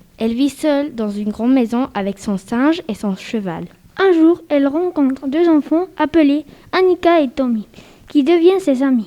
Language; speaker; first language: French; non-native, fluent; Spanish